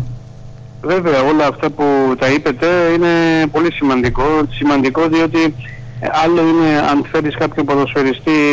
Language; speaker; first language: Greek; non-native, fluent; Georgian